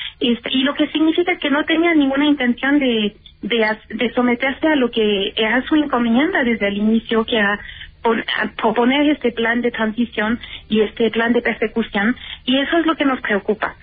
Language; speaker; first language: Spanish; native; Spanish